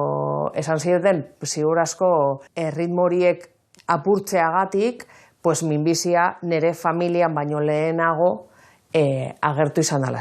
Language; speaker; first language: Basque; native; Basque